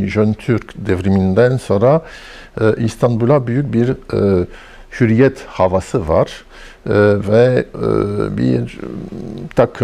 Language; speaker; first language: Turkish; non-native, fluent; French